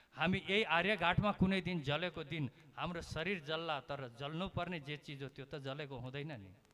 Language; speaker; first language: Nepali; native; Nepali